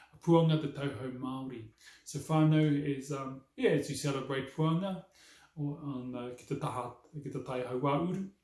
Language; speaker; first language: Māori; non-native, local second language; English